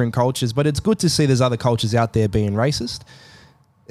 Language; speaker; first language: English; native; English